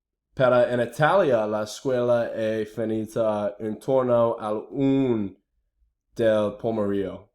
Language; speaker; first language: Italian; non-native, learner; English